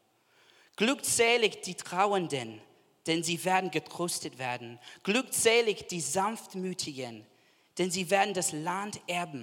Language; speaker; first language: German; non-native, fluent; English